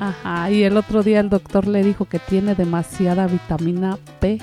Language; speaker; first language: Spanish; native; Spanish